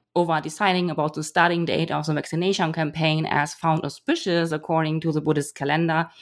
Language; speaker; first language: English; non-native, fluent; German